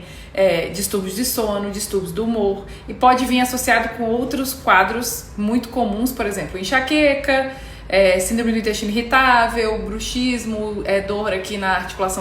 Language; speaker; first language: Portuguese; native; Portuguese